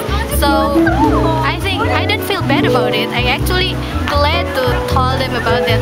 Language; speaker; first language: English; non-native, local second language; Indonesian